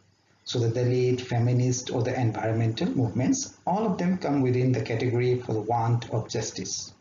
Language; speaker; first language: English; non-native, local second language; Assamese